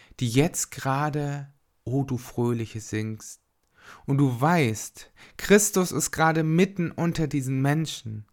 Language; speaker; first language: German; native; German